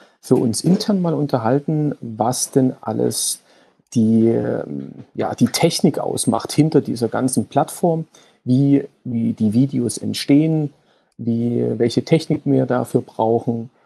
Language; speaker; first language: German; native; German